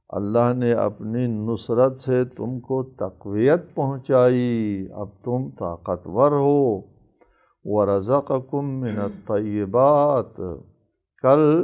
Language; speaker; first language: Urdu; non-native, local second language; Balti